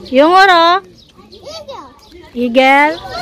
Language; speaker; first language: Korean; non-native, learner; Filipino